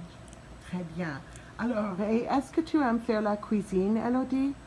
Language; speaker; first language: French; non-native, fluent; English